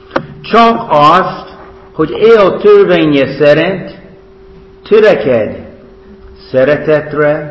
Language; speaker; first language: Hungarian; non-native, fluent; English